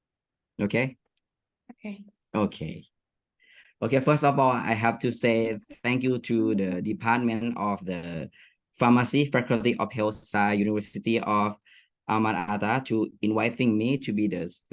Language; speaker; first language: English; non-native, fluent; Thai